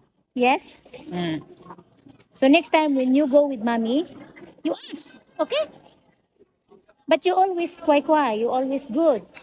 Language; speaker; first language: English; non-native, local second language; Filipino